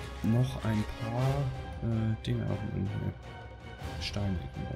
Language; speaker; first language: German; native; German